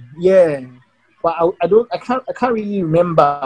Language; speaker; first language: English; non-native, local second language; Yoruba